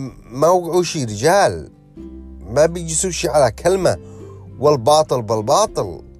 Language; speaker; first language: Arabic; early bilingual, heritage; Arabic